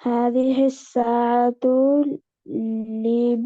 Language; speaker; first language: Arabic; non-native, learner; Urdu